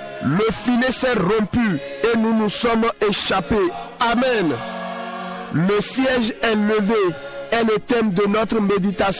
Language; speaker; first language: French; non-native, local second language; Fon